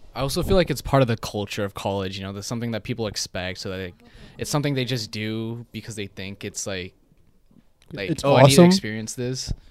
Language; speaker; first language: English; non-native, local second language; Cantonese